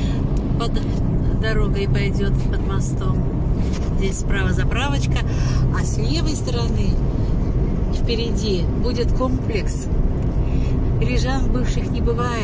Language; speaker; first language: Russian; native; Russian